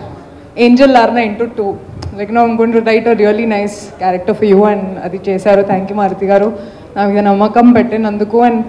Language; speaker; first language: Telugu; non-native, local second language; Hindi